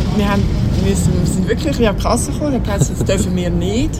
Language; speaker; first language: German; native; German